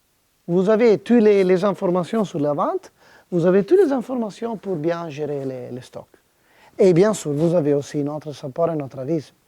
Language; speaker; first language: French; non-native, fluent; Italian